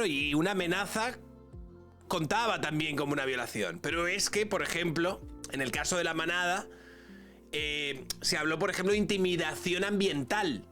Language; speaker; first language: Spanish; native; Spanish